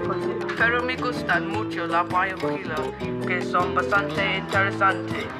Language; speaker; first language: Spanish; non-native, learner; English